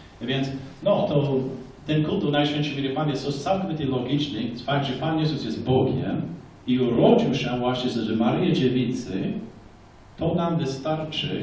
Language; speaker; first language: Polish; non-native, fluent; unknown